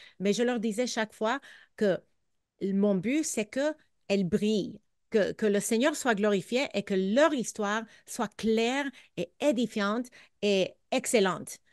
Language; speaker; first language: French; non-native, fluent; English